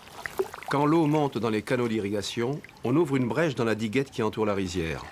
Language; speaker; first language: French; native; French